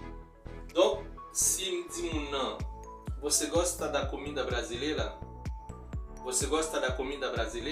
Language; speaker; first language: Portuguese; non-native, fluent; Haitian Creole